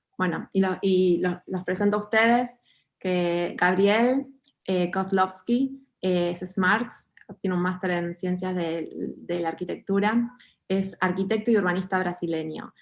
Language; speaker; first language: Spanish; native; Spanish